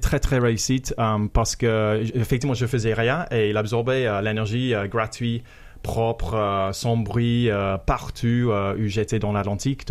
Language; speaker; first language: French; non-native, fluent; English